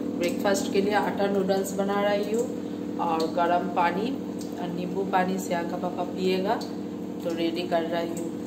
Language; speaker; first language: Hindi; non-native, local second language; Bangla